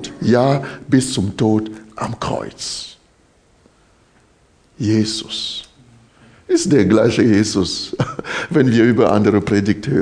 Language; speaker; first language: German; non-native, fluent; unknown